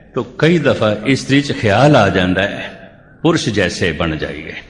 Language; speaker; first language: Urdu; non-native, local second language; Punjabi